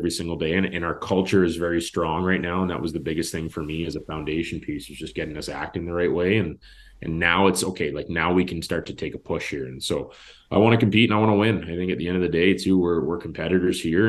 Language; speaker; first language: English; native; English